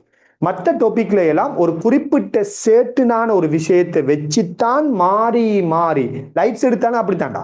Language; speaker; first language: Tamil; native; Tamil